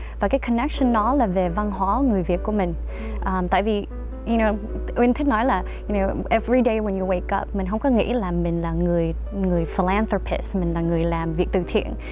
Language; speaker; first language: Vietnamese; early bilingual, heritage; Vietnamese